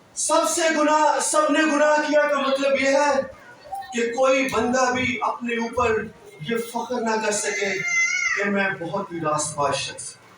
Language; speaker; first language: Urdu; non-native, local second language; Punjabi